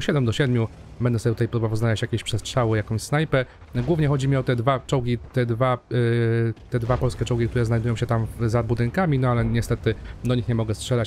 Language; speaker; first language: Polish; native; Polish